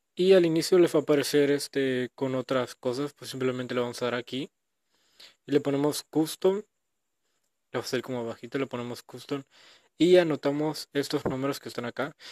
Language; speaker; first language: Spanish; native; Spanish